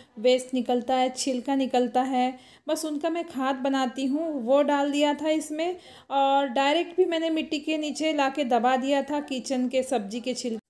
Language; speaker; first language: Hindi; native; Hindi